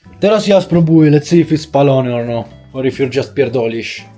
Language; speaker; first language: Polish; non-native, learner; Italian